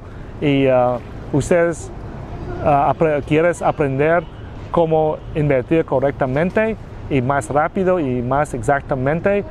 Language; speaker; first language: Spanish; non-native, learner; Vietnamese